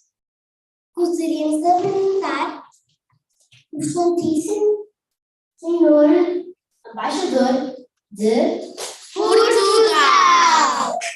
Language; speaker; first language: Portuguese; early bilingual, heritage; Portuguese